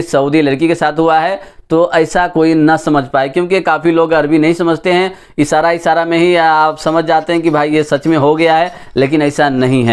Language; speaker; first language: Hindi; native; Hindi